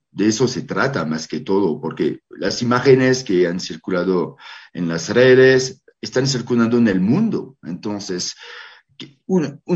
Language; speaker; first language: Spanish; non-native, fluent; French